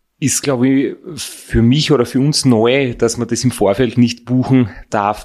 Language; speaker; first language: German; native; German